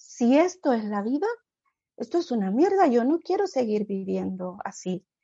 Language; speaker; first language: Spanish; native; Spanish